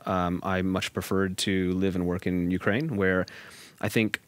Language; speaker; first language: English; native; English